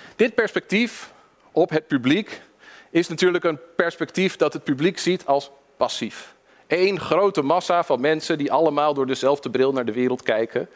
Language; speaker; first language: Dutch; early bilingual, other home language; English